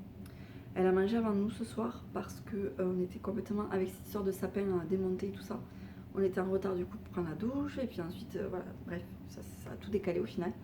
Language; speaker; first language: French; native; French